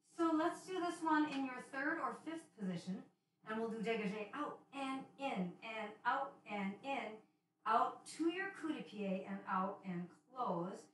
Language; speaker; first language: English; native; English